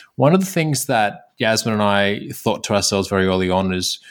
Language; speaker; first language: English; native; English